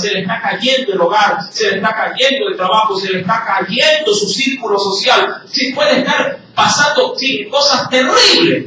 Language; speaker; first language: Spanish; native; Spanish